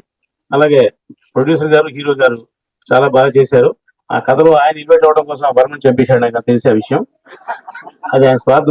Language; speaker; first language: Telugu; native; Telugu